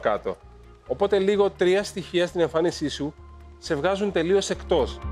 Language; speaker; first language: Greek; native; Greek